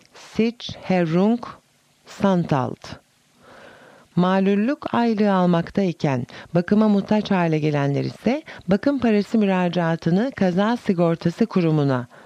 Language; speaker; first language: Turkish; native; Turkish